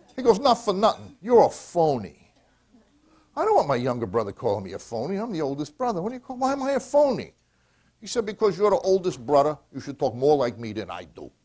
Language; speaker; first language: English; native; English